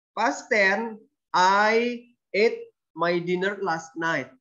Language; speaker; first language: English; non-native, fluent; Indonesian